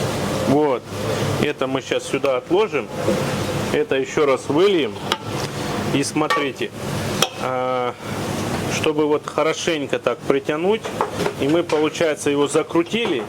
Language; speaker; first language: Russian; native; Russian